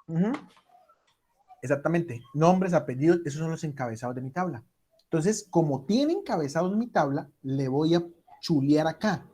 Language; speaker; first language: Spanish; native; Spanish